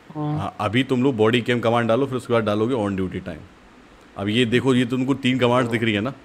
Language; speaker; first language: Hindi; native; Hindi